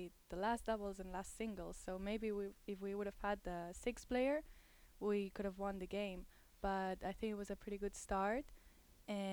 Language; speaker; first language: English; non-native, fluent; Spanish